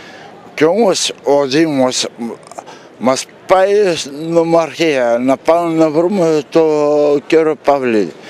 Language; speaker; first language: Greek; non-native, local second language; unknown